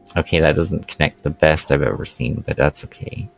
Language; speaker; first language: English; native; English